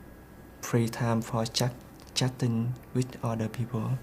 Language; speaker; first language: English; non-native, learner; Vietnamese